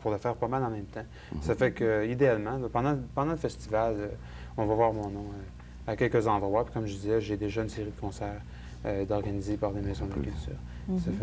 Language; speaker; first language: French; native; French